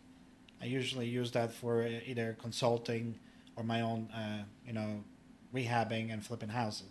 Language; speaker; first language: English; non-native, fluent; Polish